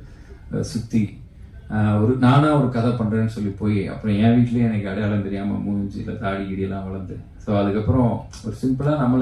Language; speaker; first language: Tamil; native; Tamil